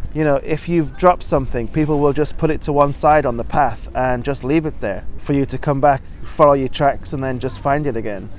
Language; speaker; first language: English; native; English